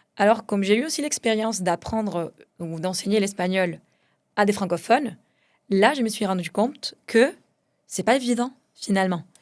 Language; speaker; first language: French; non-native, fluent; Spanish